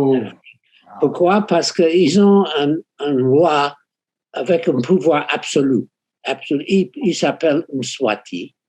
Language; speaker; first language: French; non-native, fluent; English